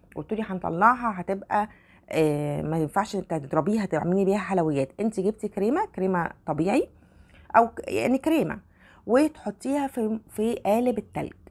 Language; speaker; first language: Arabic; native; Arabic